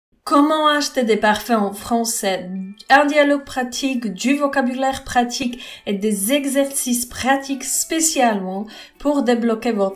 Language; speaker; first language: French; non-native, fluent; Polish